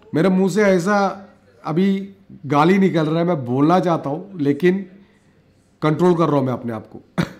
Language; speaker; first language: Hindi; native; Hindi